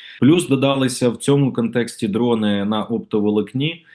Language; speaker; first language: Ukrainian; native; Ukrainian